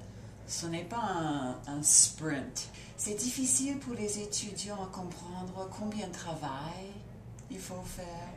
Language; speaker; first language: French; non-native, fluent; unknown